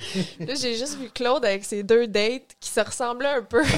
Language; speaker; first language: French; native; French